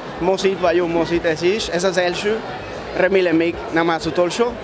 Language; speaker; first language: Hungarian; non-native, learner; Spanish